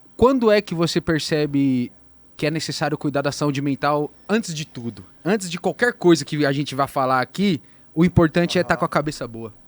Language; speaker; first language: Portuguese; native; Portuguese